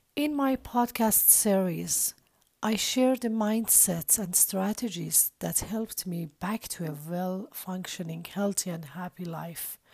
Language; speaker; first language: English; non-native, fluent; Persian